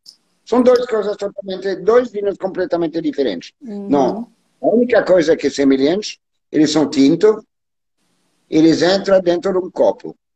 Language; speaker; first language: Portuguese; non-native, learner; French